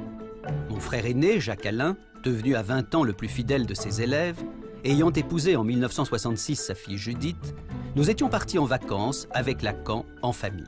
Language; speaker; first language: French; native; French